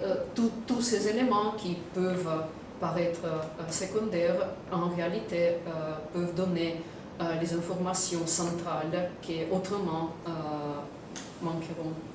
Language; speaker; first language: French; non-native, fluent; Russian